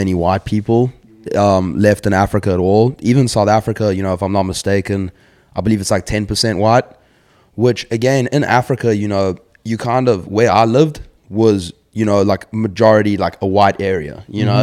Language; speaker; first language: English; native; English